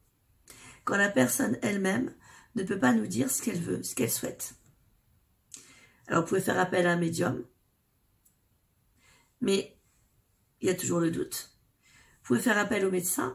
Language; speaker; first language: French; native; French